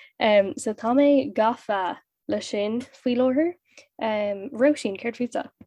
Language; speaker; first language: Irish; non-native, local second language; English